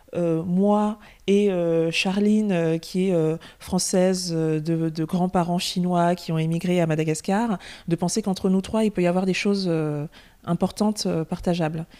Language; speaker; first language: French; native; French